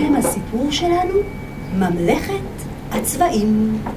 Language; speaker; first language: Hebrew; native; Hebrew